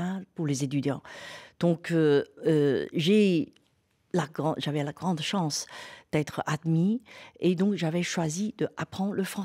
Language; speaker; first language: French; non-native, fluent; Chinese